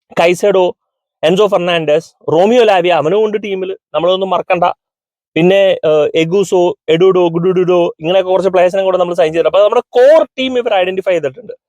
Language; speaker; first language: Malayalam; native; Malayalam